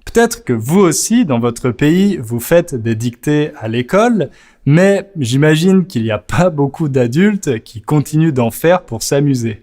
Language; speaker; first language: French; native; French